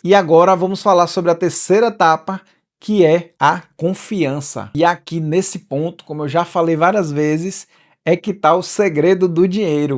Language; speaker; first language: Portuguese; native; Portuguese